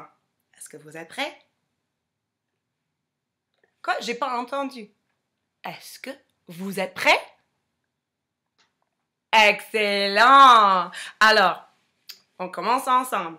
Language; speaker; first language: French; non-native, fluent; English